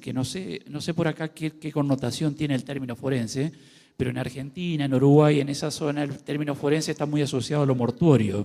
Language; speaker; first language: Spanish; native; Spanish